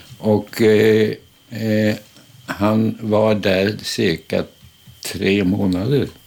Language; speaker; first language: Swedish; early bilingual, other home language; German